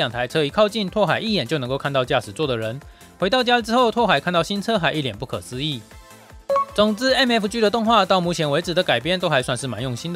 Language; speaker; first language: Chinese; native; Chinese